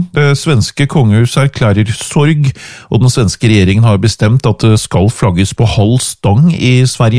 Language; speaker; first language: Norwegian; native; Norwegian